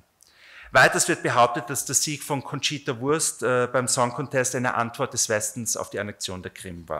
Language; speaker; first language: German; native; German